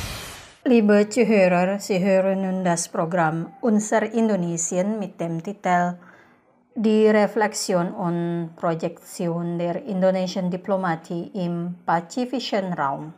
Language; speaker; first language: German; non-native, fluent; Indonesian